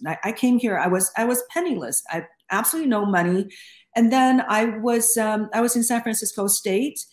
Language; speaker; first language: English; non-native, fluent; Chinese